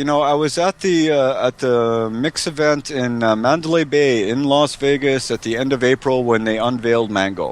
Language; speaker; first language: English; native; English